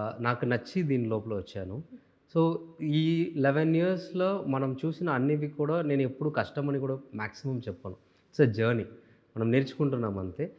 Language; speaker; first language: Telugu; non-native, local second language; Tamil